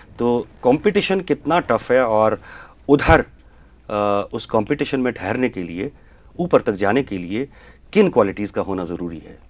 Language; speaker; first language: Urdu; non-native, local second language; Kashmiri